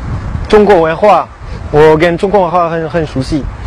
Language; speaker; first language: Chinese; non-native, learner; French